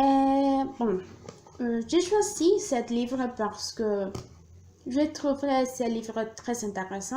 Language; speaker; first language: French; non-native, learner; Spanish